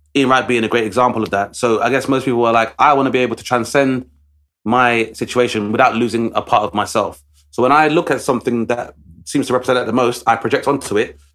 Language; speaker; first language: English; native; English